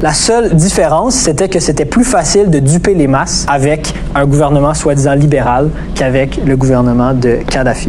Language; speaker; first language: French; native; French